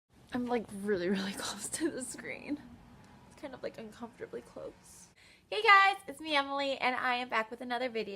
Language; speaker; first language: English; native; English